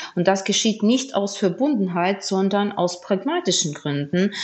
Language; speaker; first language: German; non-native, fluent; Ukrainian